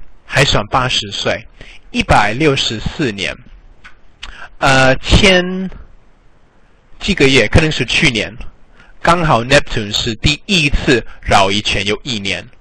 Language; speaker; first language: Chinese; non-native, fluent; English